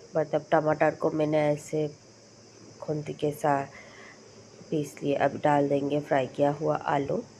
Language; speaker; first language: Hindi; non-native, local second language; Bangla